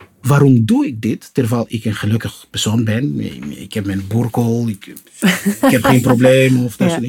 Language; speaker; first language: Dutch; non-native, fluent; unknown